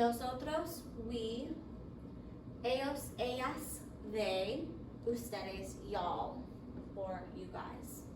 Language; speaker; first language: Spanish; non-native, fluent; English